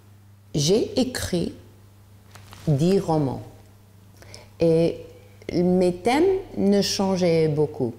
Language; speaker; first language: French; non-native, learner; English